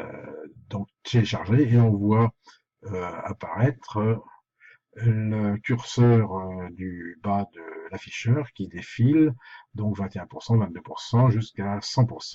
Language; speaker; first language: French; native; French